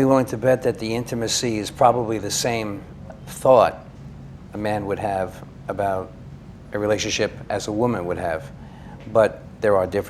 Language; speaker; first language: English; native; English